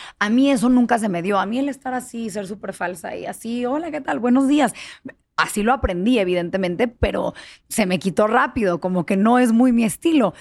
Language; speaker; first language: Spanish; early bilingual, heritage; Spanish